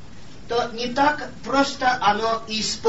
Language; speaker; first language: Polish; non-native, learner; Russian